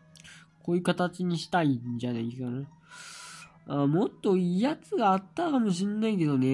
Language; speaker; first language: Japanese; native; Japanese